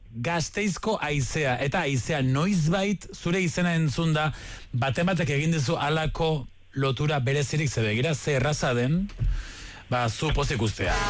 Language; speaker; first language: Basque; native; Basque